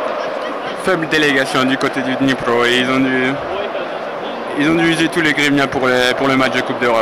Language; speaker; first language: French; native; French